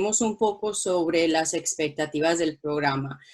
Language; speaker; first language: Spanish; non-native, local second language; English